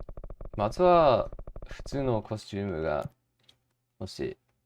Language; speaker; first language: Japanese; non-native, learner; English